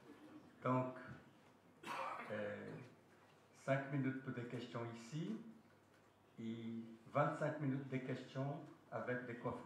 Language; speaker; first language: French; non-native, fluent; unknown